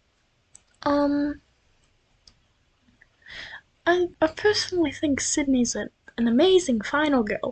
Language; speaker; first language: English; native; English